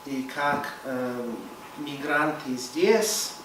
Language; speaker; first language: Russian; non-native, fluent; English